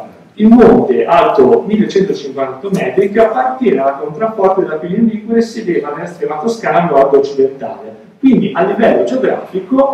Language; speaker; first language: Italian; native; Italian